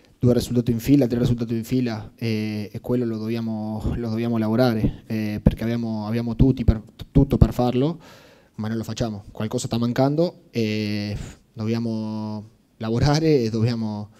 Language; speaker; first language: Italian; non-native, fluent; Spanish